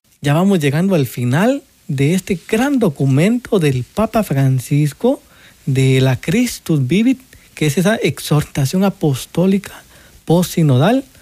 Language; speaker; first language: Spanish; native; Spanish